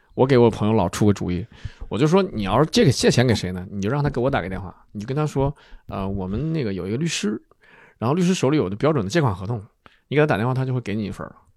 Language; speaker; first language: Chinese; native; Chinese